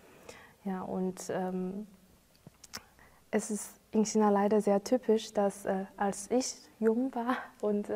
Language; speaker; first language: German; non-native, fluent; Chinese